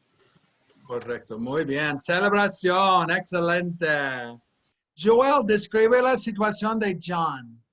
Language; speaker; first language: Spanish; non-native, fluent; English